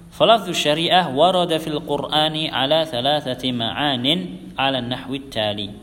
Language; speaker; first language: Arabic; non-native, fluent; Indonesian